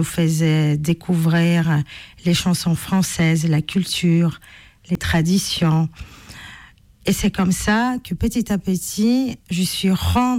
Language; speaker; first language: French; non-native, fluent; Polish